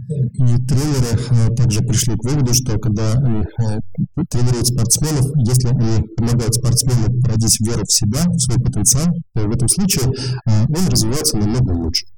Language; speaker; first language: Russian; native; Russian